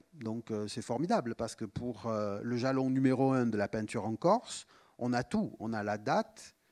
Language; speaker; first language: French; native; French